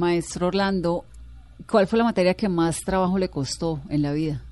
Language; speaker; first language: Spanish; native; Spanish